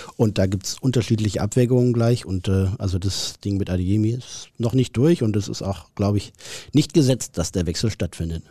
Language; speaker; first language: German; native; German